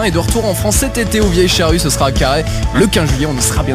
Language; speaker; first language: French; native; French